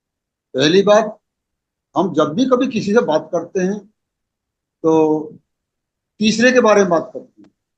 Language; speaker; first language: Hindi; native; Hindi